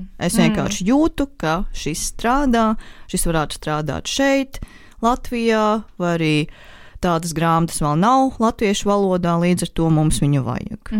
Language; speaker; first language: Latvian; native; Latvian